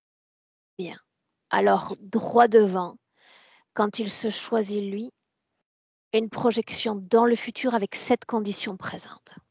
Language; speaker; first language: French; native; French